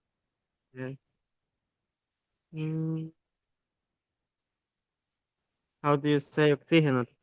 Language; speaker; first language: English; non-native, learner; Spanish